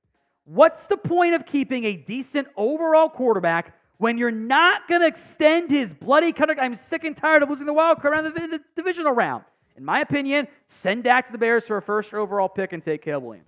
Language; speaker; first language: English; native; English